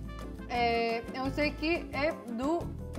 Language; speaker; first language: Portuguese; non-native, fluent; Spanish